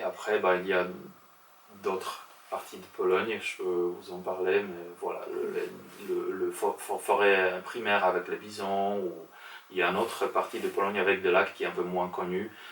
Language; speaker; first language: French; non-native, fluent; Polish